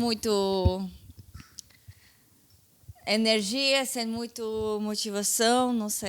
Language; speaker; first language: Portuguese; non-native, fluent; Hebrew